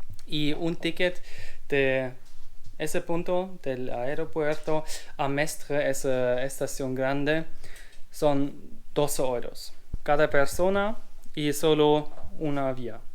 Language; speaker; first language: Spanish; non-native, learner; German